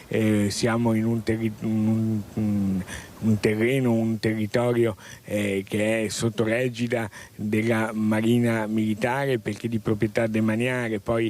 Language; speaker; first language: Italian; native; Italian